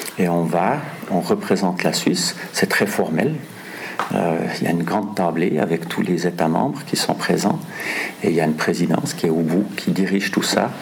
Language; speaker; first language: French; non-native, local second language; German